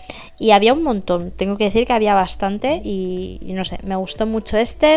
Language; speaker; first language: Spanish; native; Spanish